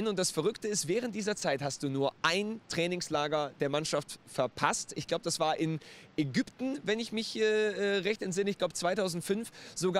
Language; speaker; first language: German; native; German